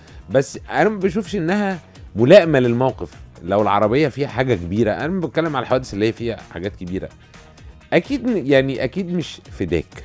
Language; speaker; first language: Arabic; native; Arabic